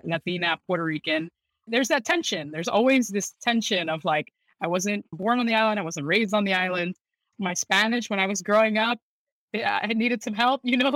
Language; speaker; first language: English; native; English